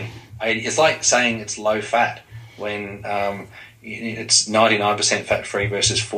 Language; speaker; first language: English; native; English